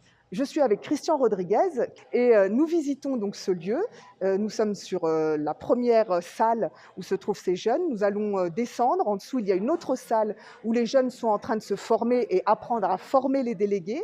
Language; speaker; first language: French; native; French